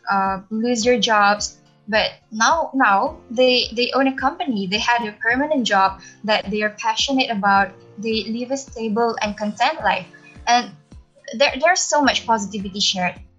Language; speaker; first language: English; non-native, local second language; Malay